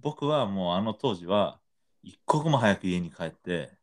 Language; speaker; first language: Japanese; native; Japanese